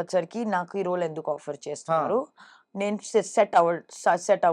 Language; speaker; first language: Telugu; non-native, learner; Hindi